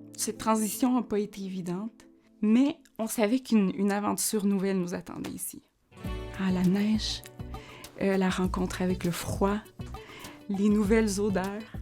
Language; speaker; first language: French; early bilingual, other home language; Spanish